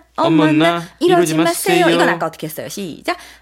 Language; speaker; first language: Korean; native; Korean